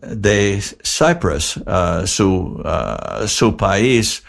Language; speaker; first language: Spanish; non-native, learner; English